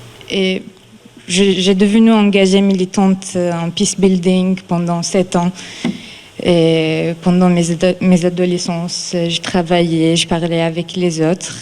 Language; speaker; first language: French; non-native, fluent; Arabic